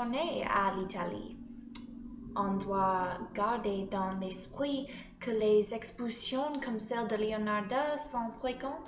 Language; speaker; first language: French; non-native, learner; English